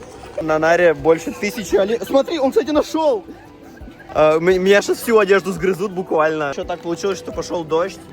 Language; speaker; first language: Russian; native; Russian